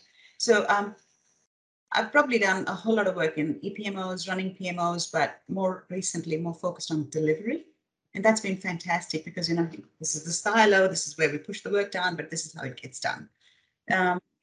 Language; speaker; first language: English; non-native, local second language; Hindi